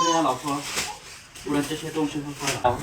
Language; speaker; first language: Chinese; non-native, fluent; Punjabi